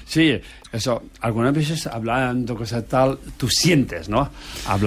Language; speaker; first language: Spanish; non-native, learner; Tibetan